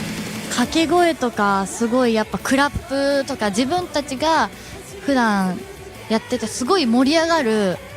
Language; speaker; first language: Japanese; native; Japanese